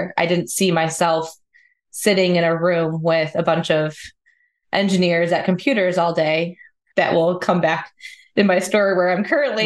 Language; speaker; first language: English; native; English